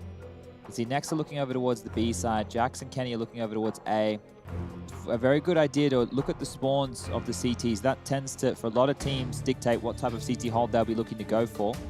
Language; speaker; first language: English; native; English